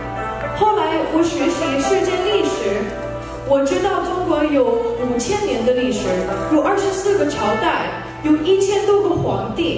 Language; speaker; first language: Chinese; early bilingual, heritage; Chinese